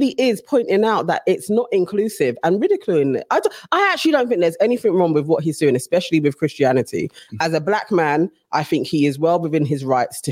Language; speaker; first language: English; native; English